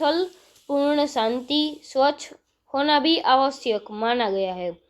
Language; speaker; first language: Hindi; non-native, local second language; Gujarati